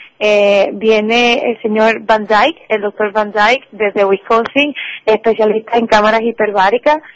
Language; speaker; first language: Spanish; native; Spanish